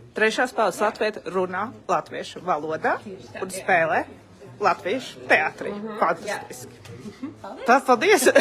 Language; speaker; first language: Latvian; early bilingual, heritage; Latvian